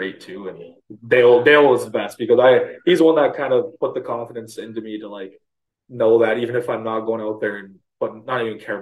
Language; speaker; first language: English; native; English